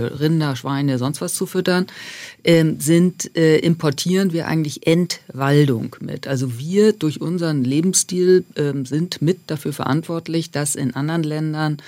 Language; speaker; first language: German; native; German